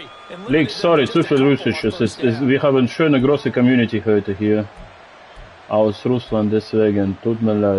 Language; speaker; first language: German; non-native, learner; Russian